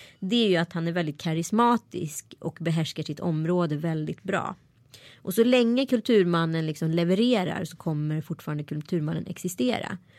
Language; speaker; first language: Swedish; native; Swedish